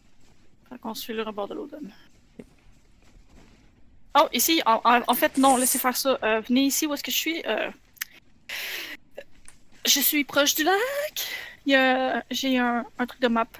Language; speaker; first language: French; native; French